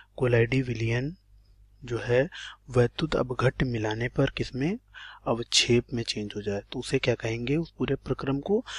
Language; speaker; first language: Hindi; native; Hindi